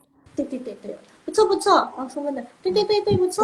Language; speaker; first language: Chinese; non-native, fluent; Indonesian